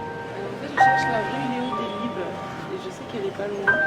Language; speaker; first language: French; native; French